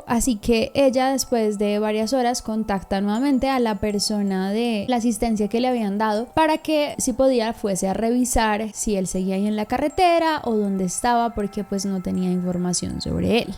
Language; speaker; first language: Spanish; native; Spanish